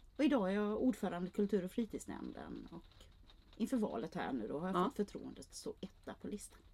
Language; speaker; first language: Swedish; native; Swedish